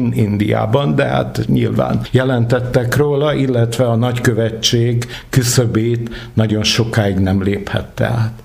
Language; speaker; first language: Hungarian; native; Hungarian